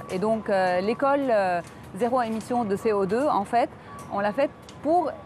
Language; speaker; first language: French; non-native, local second language; Arabic